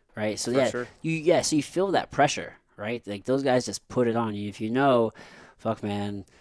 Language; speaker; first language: English; native; English